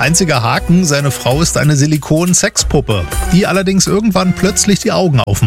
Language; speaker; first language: German; native; German